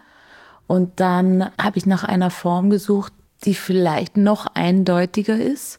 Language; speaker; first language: German; native; German